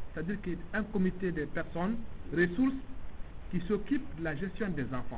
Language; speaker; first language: French; non-native, local second language; Tamasheq